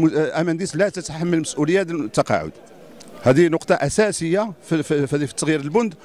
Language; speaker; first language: Arabic; native; Arabic